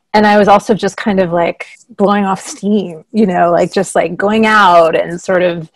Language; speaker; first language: English; native; English